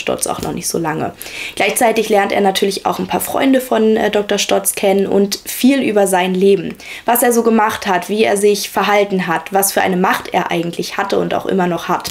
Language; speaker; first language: German; native; German